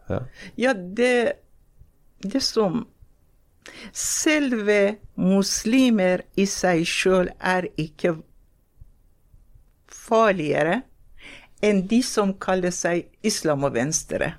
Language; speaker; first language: Norwegian; non-native, fluent; Persian